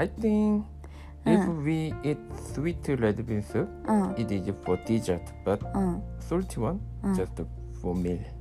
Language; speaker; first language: English; non-native, learner; Korean